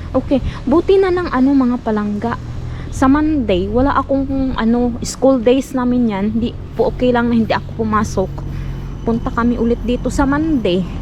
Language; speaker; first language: Filipino; non-native, local second language; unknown